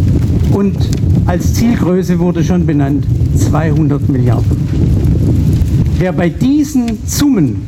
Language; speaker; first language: German; native; German